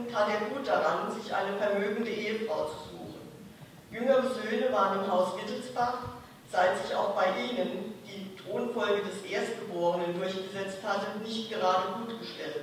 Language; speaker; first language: German; native; German